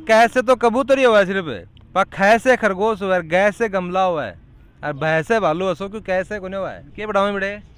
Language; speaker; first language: Hindi; native; Hindi